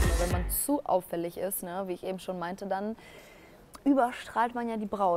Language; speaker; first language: German; native; German